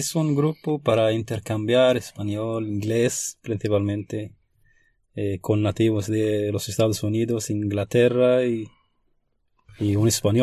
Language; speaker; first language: Spanish; non-native, fluent; Arabic